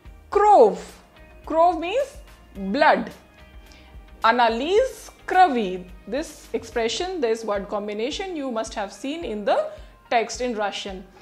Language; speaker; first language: English; non-native, local second language; Hindi